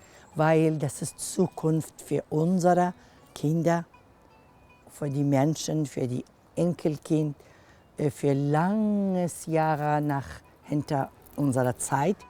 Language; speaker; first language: German; non-native, learner; Kurdish